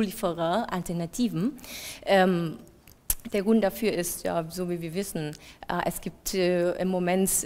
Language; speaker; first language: German; non-native, fluent; Vietnamese